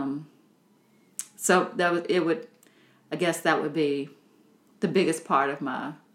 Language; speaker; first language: English; native; English